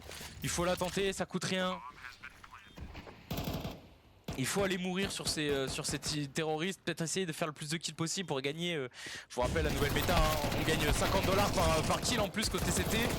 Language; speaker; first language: French; native; French